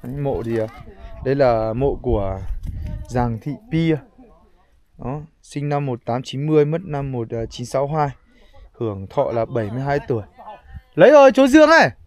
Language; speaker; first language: Vietnamese; non-native, local second language; Hmong